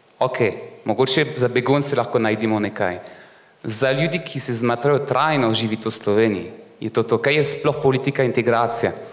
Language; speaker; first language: Slovenian; non-native, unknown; French